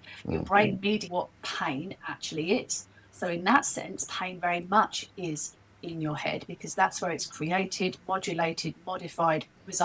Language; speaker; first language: English; native; English